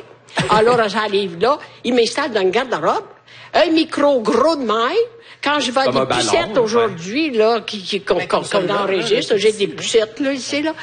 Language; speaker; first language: French; non-native, fluent; Italian